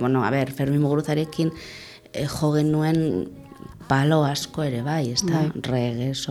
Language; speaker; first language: Basque; non-native, local second language; Spanish